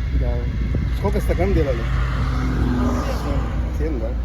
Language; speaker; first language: Russian; non-native, learner; Tamil